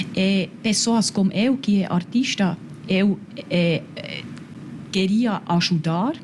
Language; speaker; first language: Portuguese; non-native, learner; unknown